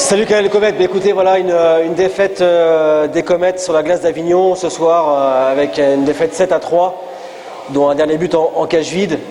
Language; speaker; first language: French; native; French